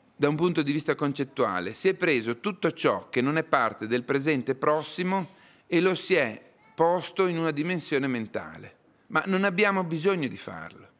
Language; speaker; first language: Italian; native; Italian